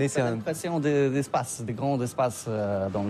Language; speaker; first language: French; non-native, learner; Polish